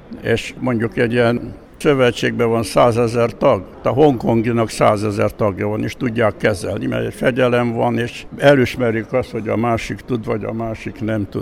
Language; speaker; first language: Hungarian; native; Hungarian